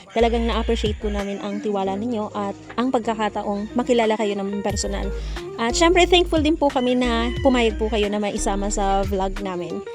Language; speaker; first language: Filipino; non-native, local second language; Bikol